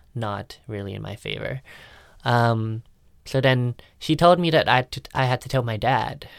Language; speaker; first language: English; early bilingual, other home language; Thai